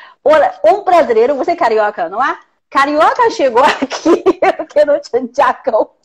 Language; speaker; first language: Portuguese; non-native, fluent; Chinese